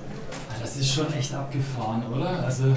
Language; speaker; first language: German; native; German